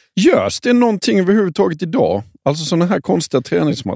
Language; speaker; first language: Swedish; native; Swedish